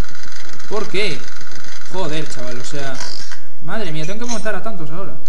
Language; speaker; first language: Spanish; native; Spanish